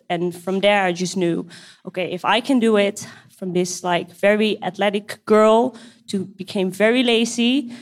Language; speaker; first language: English; non-native, fluent; Dutch